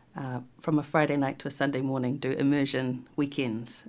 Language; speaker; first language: English; native; English